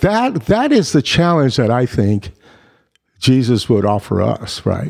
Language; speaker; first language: English; early bilingual, other home language; Spanish